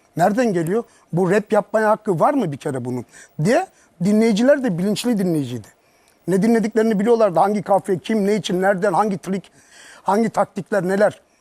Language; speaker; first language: Turkish; early bilingual, heritage; Turkish